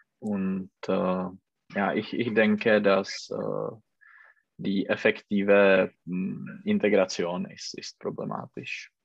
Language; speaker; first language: German; non-native, learner; Czech